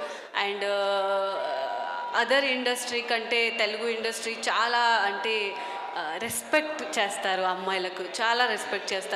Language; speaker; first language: Telugu; non-native, local second language; Marathi